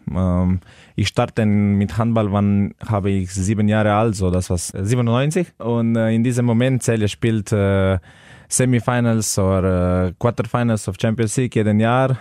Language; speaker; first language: German; non-native, learner; Slovenian